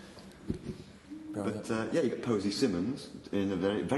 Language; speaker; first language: English; native; English